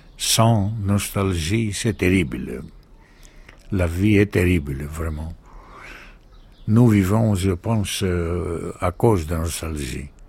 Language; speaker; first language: French; non-native, learner; Greek